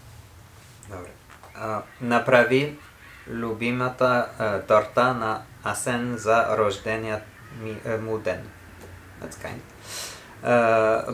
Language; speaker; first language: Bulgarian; non-native, learner; English